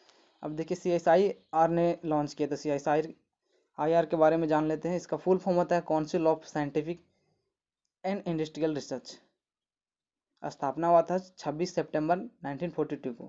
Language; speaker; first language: Hindi; native; Hindi